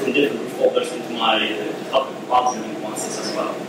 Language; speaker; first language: English; non-native, fluent; Ukrainian